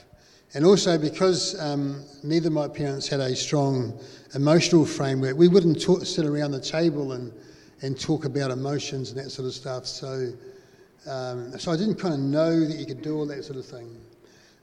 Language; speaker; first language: English; native; English